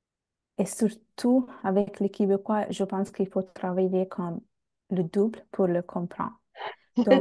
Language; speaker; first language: French; non-native, fluent; Bangla